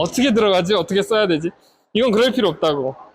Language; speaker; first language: Korean; native; Korean